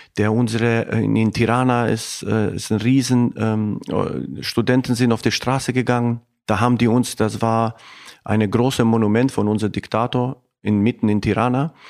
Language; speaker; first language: German; non-native, fluent; Albanian